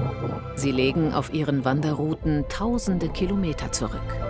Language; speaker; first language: German; native; German